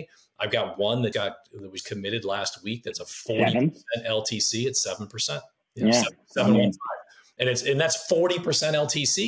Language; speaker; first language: English; native; English